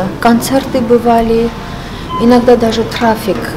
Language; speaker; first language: Russian; non-native, fluent; Armenian